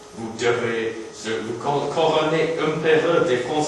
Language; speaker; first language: French; non-native, learner; English